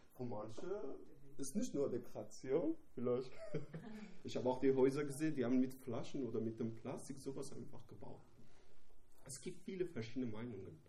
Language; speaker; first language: German; non-native, learner; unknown